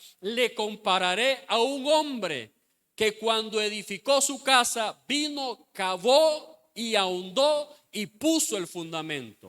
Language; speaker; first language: Spanish; native; Spanish